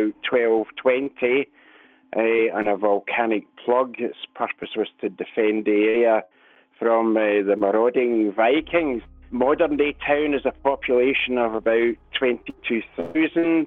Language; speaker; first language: English; native; English